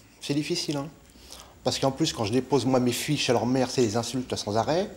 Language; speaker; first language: French; native; French